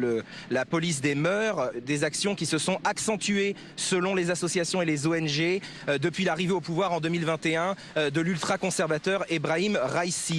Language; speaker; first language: French; native; French